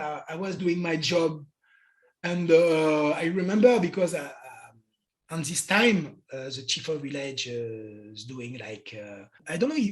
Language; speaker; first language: English; non-native, learner; French